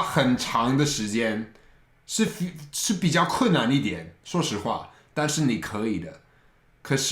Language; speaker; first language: Chinese; non-native, fluent; English